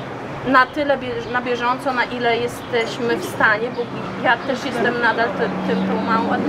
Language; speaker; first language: Polish; native; Polish